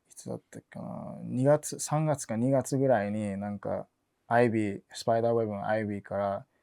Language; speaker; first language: Japanese; early bilingual, other home language; English